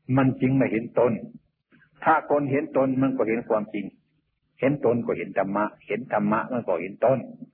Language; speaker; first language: Thai; native; Thai